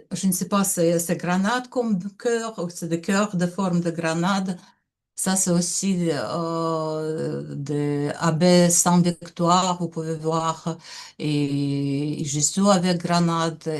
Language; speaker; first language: French; non-native, learner; Russian